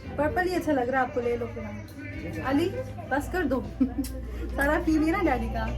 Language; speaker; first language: Urdu; native; Urdu